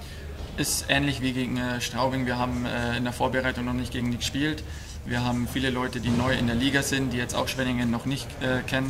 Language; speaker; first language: German; native; German